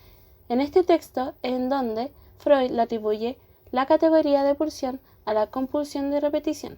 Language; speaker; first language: Spanish; native; Spanish